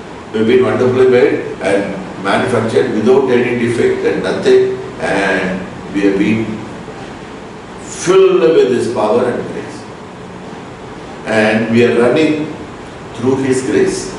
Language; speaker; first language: English; non-native, local second language; Tamil